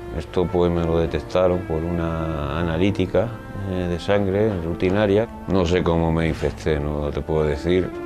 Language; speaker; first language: Spanish; native; Spanish